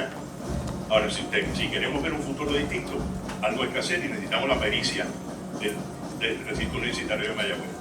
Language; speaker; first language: Spanish; native; Spanish